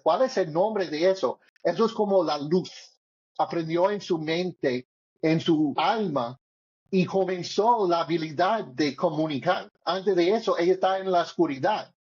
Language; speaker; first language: Spanish; non-native, learner; English